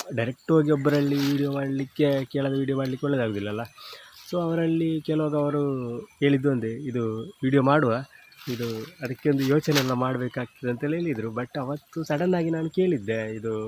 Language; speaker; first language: Kannada; non-native, local second language; Tulu